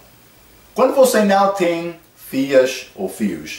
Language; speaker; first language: Portuguese; non-native, fluent; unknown